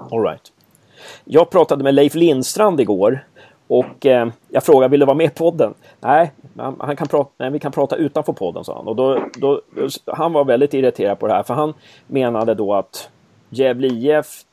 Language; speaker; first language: Swedish; native; Swedish